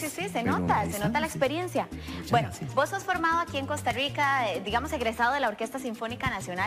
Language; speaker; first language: Spanish; native; Spanish